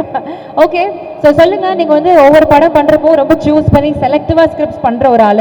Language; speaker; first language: Tamil; native; Tamil